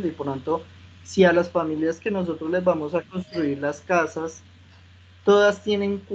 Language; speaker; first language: Spanish; native; Spanish